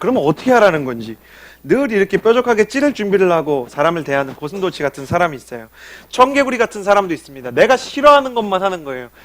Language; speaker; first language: Korean; native; Korean